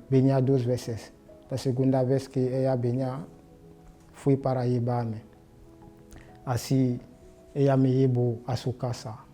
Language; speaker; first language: Spanish; non-native, learner; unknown